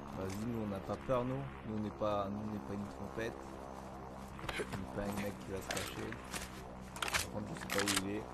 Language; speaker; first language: French; native; French